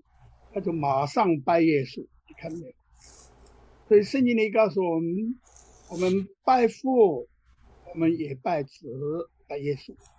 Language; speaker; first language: Chinese; native; Chinese